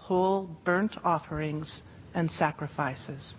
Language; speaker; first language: English; native; English